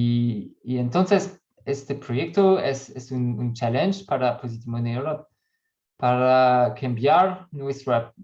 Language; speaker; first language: Spanish; non-native, learner; French